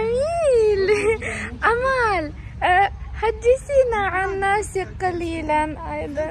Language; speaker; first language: Arabic; non-native, fluent; Ukrainian